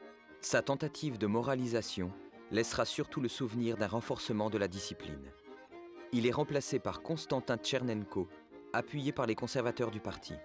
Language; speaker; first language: French; native; French